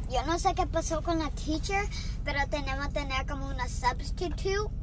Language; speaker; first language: Spanish; early bilingual, heritage; Spanish